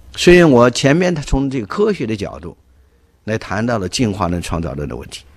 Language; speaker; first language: Chinese; native; Chinese